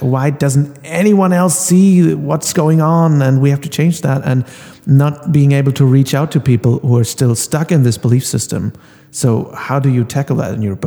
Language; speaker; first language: English; non-native, fluent; German